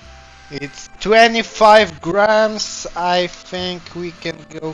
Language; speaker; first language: English; non-native, learner; Polish